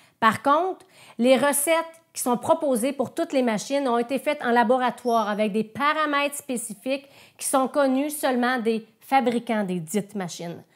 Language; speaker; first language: French; native; French